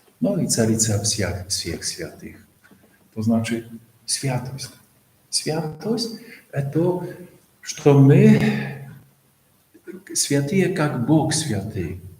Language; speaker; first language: Russian; non-native, fluent; Polish